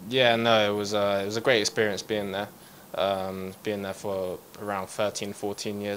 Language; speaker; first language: English; native; English